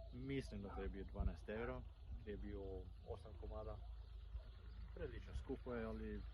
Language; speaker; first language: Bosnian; non-native, learner; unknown